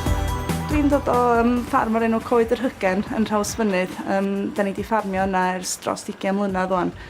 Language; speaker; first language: Welsh; native; Welsh